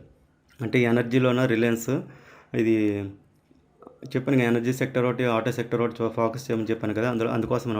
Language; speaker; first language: Telugu; native; Telugu